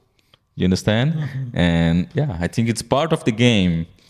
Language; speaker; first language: English; non-native, fluent; Portuguese